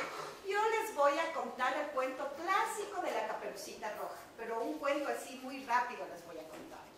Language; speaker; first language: Spanish; native; Spanish